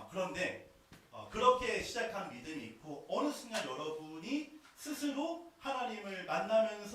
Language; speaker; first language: Korean; native; Korean